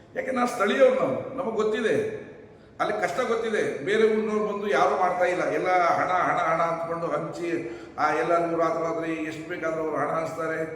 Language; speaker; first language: Kannada; non-native, local second language; Lambadi